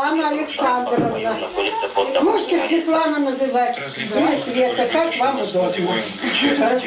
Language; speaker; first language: Russian; native; Russian